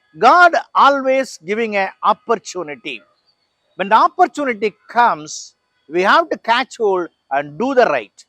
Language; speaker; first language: English; non-native, local second language; Tamil